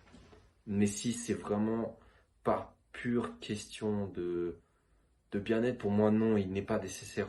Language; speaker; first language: French; native; French